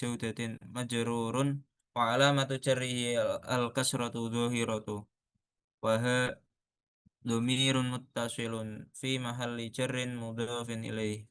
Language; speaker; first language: Arabic; non-native, learner; Indonesian